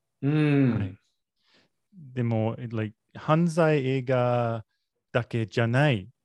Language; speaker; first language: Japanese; non-native, learner; English